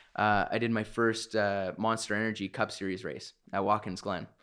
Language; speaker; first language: English; native; English